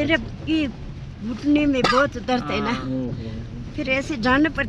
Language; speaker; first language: Hindi; non-native, local second language; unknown